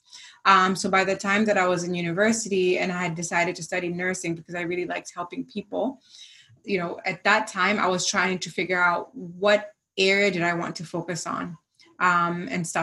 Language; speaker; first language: English; non-native, local second language; Swahili